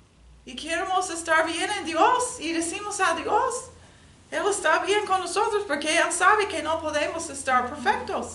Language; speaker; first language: Spanish; non-native, learner; English